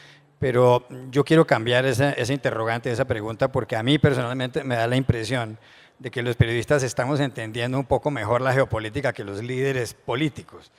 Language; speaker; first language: Spanish; native; Spanish